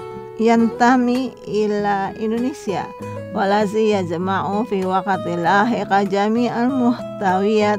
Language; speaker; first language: Arabic; non-native, fluent; Indonesian